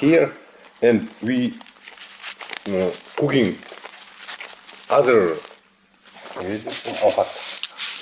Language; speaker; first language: English; non-native, learner; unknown